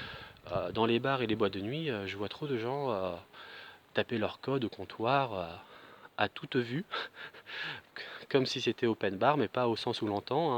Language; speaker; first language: French; native; French